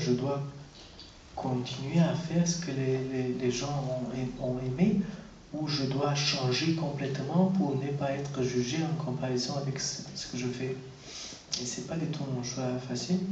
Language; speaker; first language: French; non-native, fluent; Romanian